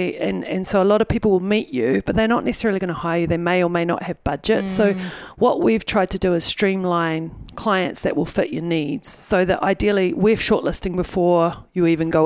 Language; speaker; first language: English; native; English